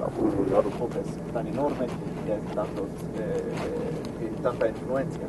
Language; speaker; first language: Spanish; non-native, learner; English